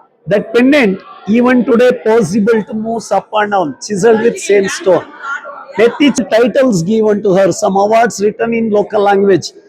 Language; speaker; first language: English; non-native, local second language; Kannada